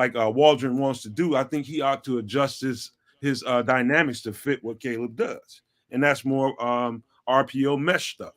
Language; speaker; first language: English; native; English